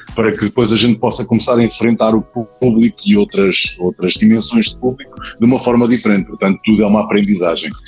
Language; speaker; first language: Portuguese; native; Portuguese